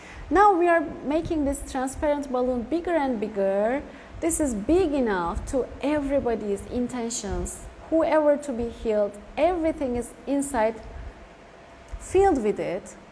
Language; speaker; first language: English; non-native, fluent; Turkish